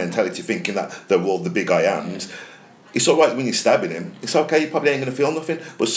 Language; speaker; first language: English; native; English